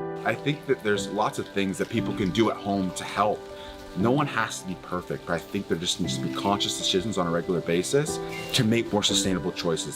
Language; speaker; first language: English; native; English